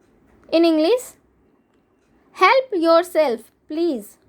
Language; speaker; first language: English; non-native, local second language; Hindi